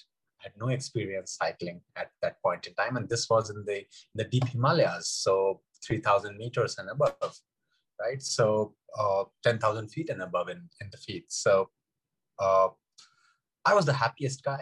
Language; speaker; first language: English; non-native, local second language; Hindi